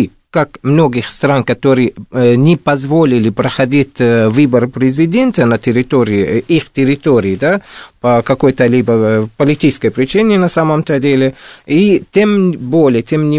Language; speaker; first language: Russian; non-native, fluent; Arabic